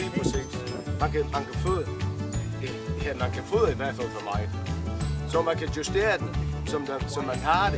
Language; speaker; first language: Danish; non-native, fluent; English